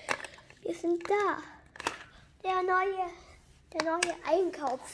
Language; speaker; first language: German; early bilingual, other home language; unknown